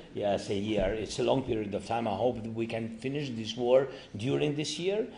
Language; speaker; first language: English; non-native, learner; Ukrainian